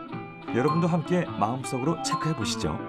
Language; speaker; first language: Korean; native; Korean